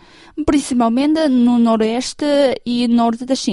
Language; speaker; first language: Portuguese; non-native, fluent; Chinese